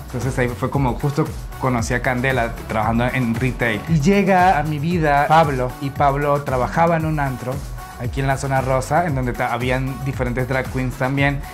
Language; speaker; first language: Spanish; native; Spanish